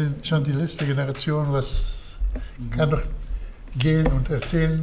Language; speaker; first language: German; non-native, fluent; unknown